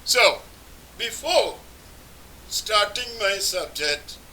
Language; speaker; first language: English; non-native, local second language; Malayalam